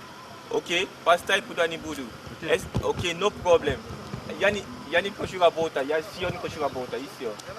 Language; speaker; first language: Russian; non-native, learner; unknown